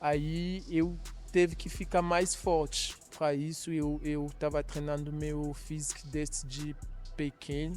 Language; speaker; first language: Portuguese; non-native, learner; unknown